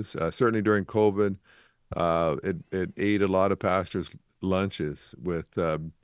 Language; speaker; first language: English; native; English